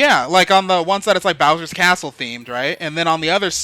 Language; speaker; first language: English; native; English